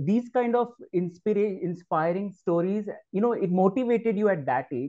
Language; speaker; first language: English; non-native, local second language; Marathi